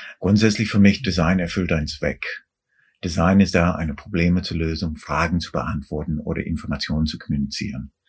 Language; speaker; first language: German; non-native, fluent; English